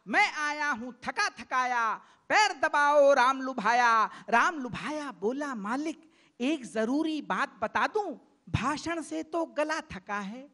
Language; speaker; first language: Hindi; native; Hindi